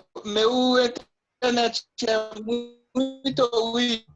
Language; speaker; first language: Portuguese; non-native, learner; Haitian Creole